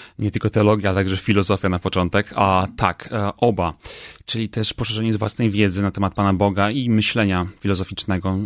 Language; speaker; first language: Polish; native; Polish